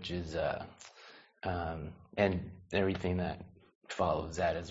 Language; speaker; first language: English; native; English